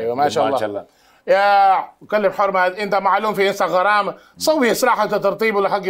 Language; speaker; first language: Arabic; non-native, learner; Urdu